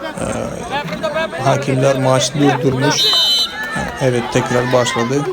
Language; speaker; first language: Turkish; non-native, fluent; Malayalam